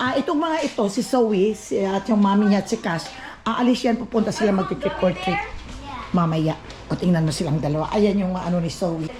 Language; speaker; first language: Filipino; non-native, local second language; Cebuano